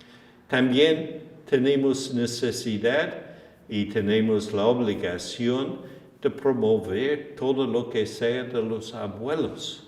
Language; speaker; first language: Spanish; non-native, fluent; English